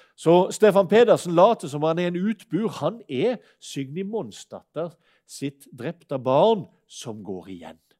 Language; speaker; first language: Norwegian; native; Norwegian